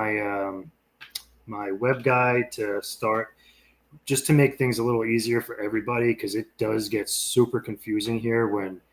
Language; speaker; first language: English; native; English